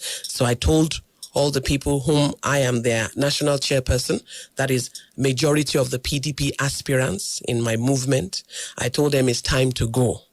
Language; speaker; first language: English; non-native, local second language; Yoruba